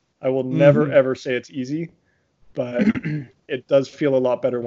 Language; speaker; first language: English; native; English